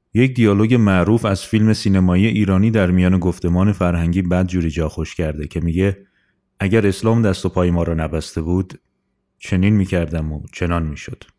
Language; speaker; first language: Persian; native; Persian